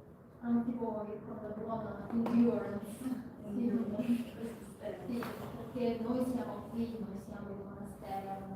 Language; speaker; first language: Italian; non-native, learner; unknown